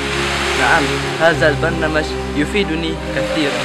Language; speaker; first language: Arabic; non-native, learner; Malay